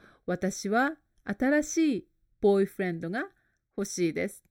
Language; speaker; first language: Japanese; non-native, learner; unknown